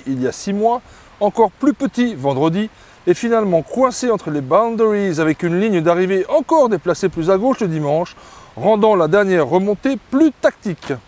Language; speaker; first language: French; native; French